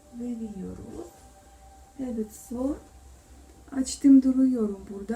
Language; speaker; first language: Turkish; non-native, learner; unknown